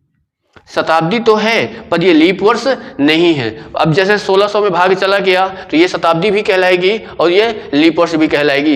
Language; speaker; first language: Hindi; native; Hindi